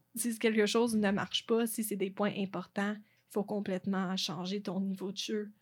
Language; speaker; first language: French; non-native, fluent; English